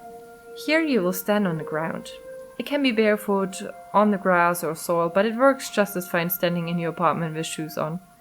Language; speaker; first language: English; non-native, fluent; German